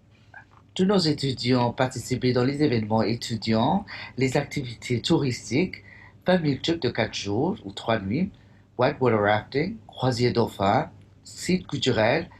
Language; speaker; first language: French; non-native, fluent; English